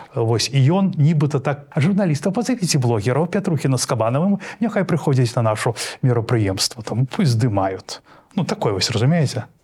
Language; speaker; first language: Belarusian; non-native, local second language; Russian